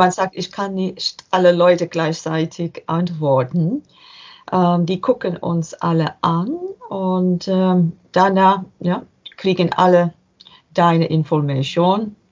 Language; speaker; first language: German; non-native, learner; English